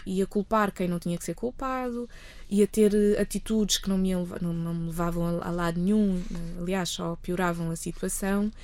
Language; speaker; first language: Portuguese; early bilingual, other home language; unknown